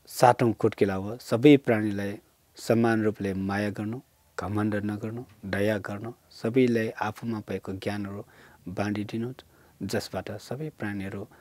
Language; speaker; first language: Nepali; non-native, local second language; Newari